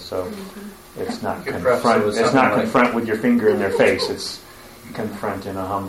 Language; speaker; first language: English; native; English